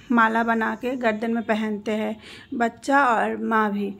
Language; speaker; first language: Hindi; native; Hindi